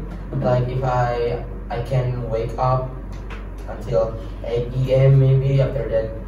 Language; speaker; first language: English; non-native, learner; Indonesian